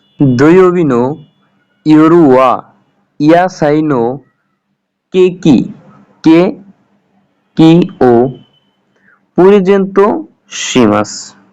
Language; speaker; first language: Japanese; non-native, learner; Bangla